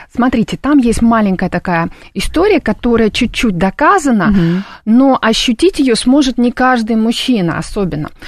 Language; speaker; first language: Russian; native; Russian